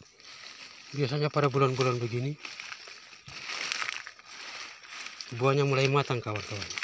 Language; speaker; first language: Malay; non-native, local second language; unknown